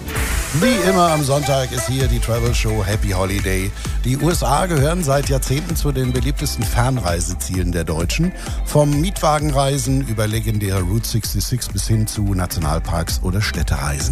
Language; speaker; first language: German; native; German